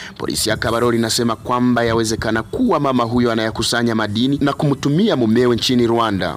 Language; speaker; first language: Swahili; non-native, local second language; Rundi